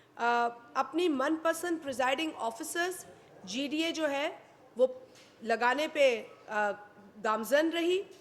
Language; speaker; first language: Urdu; non-native, local second language; Sindhi